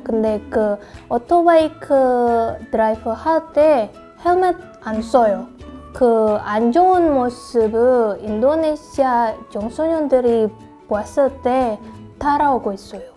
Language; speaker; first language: Korean; non-native, learner; Indonesian